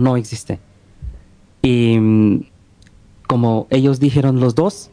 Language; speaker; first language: Spanish; non-native, learner; Bangla